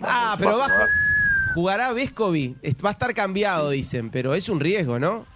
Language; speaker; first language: Spanish; native; Spanish